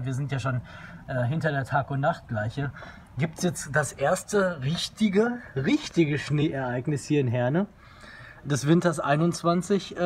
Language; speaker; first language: German; native; German